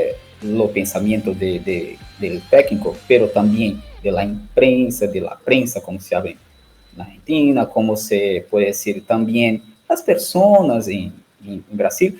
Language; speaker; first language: Spanish; non-native, learner; Portuguese